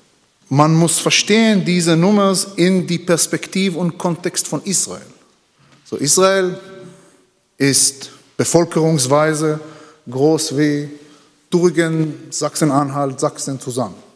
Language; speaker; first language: German; non-native, learner; Hebrew